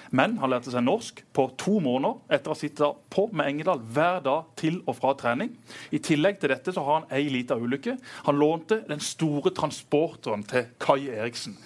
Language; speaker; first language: Norwegian; native; Norwegian